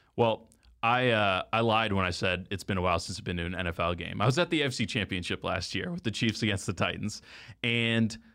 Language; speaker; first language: English; native; English